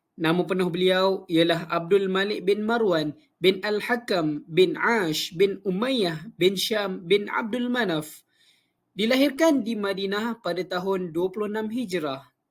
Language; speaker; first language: Malay; native; Malay